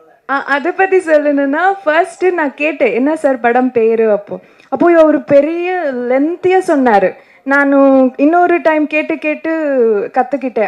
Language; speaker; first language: Tamil; non-native, learner; Kannada